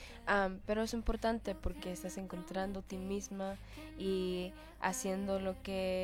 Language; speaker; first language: Spanish; early bilingual, heritage; Spanish